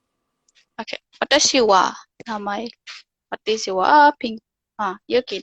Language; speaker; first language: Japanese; non-native, learner; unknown